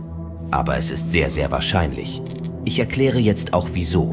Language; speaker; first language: German; native; German